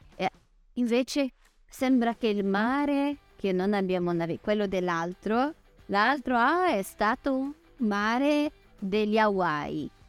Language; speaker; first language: Italian; non-native, fluent; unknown